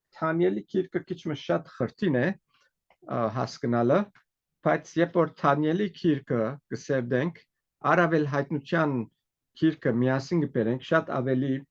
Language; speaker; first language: Armenian; native; Armenian